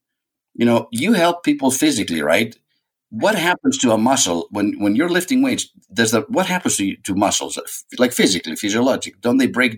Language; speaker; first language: English; non-native, fluent; Greek